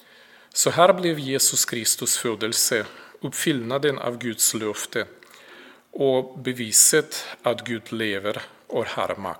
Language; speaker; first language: Swedish; non-native, fluent; Russian